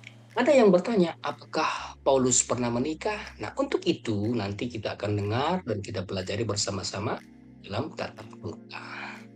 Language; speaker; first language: Indonesian; native; Indonesian